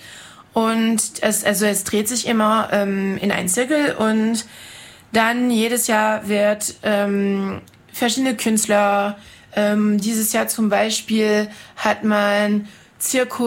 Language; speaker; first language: German; non-native, fluent; French